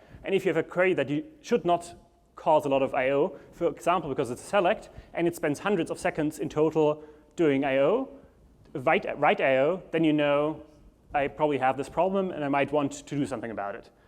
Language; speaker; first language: English; non-native, fluent; German